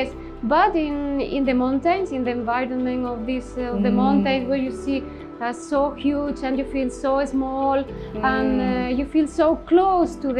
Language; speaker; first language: English; non-native, learner; Spanish